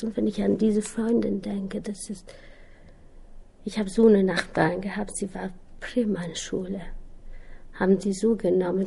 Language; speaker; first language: German; non-native, learner; Albanian